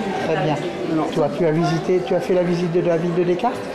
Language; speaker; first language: French; native; French